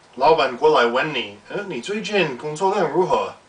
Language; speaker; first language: Chinese; non-native, fluent; English